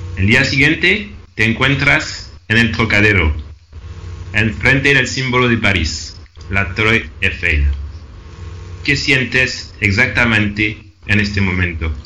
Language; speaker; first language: Spanish; non-native, fluent; French